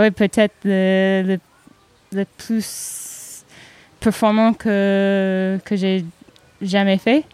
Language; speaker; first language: French; non-native, learner; English